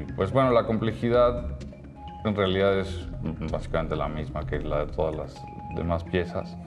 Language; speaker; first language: Spanish; native; Spanish